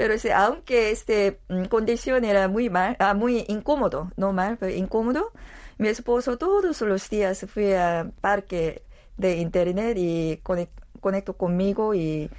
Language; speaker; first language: Spanish; non-native, learner; Korean